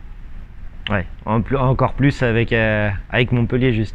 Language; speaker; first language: French; native; French